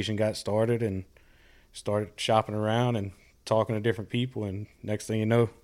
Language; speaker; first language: English; native; English